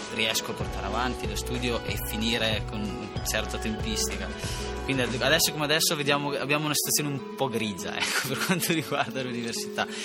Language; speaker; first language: Italian; native; Italian